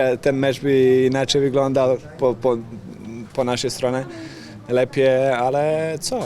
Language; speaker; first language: Polish; non-native, fluent; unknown